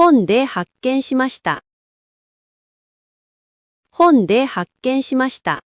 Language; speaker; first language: Japanese; non-native, fluent; Korean